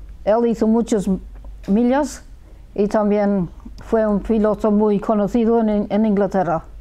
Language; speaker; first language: Spanish; early bilingual, heritage; Spanish